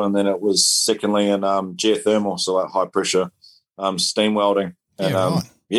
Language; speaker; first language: English; native; English